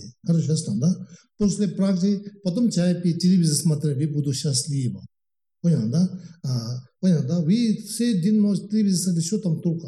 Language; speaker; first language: Russian; non-native, learner; Tibetan